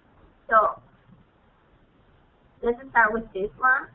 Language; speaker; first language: English; non-native, fluent; Spanish